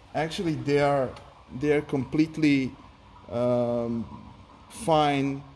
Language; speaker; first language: English; non-native, fluent; Serbian